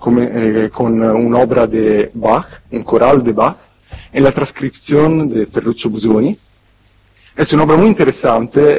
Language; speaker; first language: Spanish; non-native, fluent; Italian